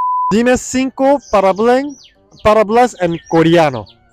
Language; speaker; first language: Spanish; non-native, learner; Korean